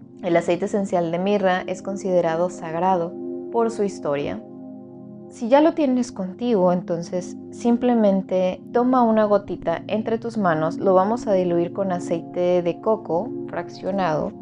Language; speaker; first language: Spanish; native; Spanish